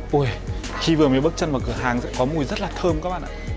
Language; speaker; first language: Vietnamese; native; Vietnamese